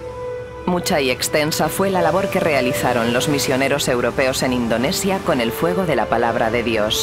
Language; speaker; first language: Spanish; native; Spanish